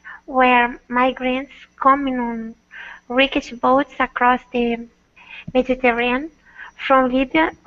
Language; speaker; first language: English; non-native, learner; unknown